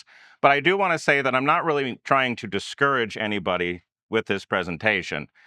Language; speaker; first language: English; native; English